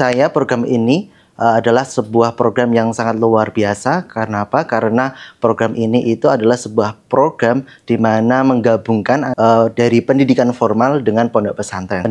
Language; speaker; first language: Indonesian; non-native, local second language; Javanese